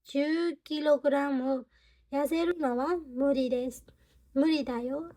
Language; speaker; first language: Japanese; non-native, fluent; Burmese